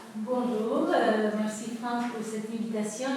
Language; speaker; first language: French; non-native, fluent; Spanish